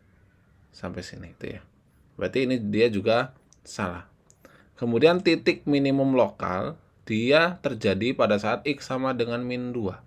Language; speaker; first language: Indonesian; native; Indonesian